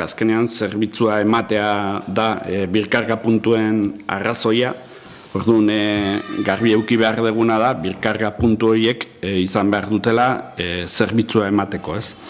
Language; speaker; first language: Basque; native; Basque